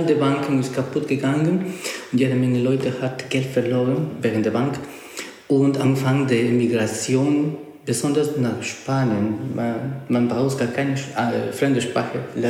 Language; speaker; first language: German; non-native, learner; Spanish